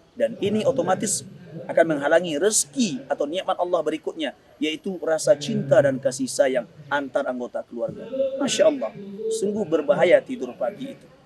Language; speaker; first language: Indonesian; non-native, local second language; Minangkabau